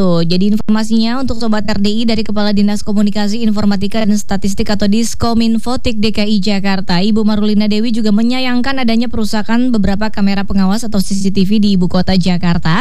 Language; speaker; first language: Indonesian; native; Indonesian